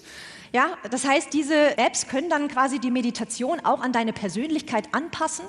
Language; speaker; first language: German; native; German